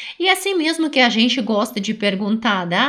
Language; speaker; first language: Portuguese; non-native, fluent; Russian